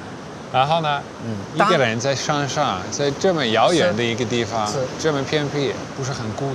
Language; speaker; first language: Chinese; non-native, fluent; Dutch